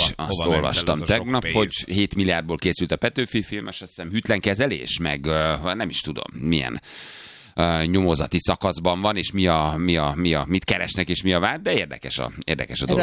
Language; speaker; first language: Hungarian; native; Hungarian